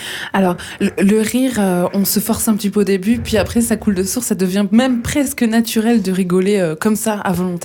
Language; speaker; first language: French; native; French